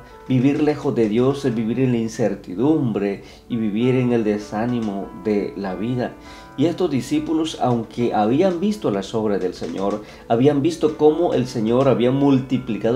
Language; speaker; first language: Spanish; native; Spanish